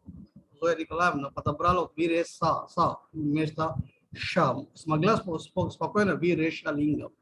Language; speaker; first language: Russian; native; Russian